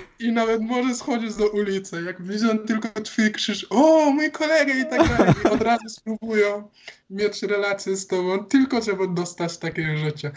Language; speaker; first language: Polish; non-native, learner; Wolof